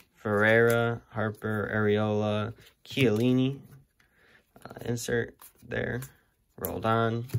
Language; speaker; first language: English; native; English